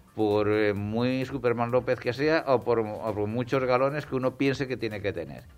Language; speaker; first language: Spanish; native; Spanish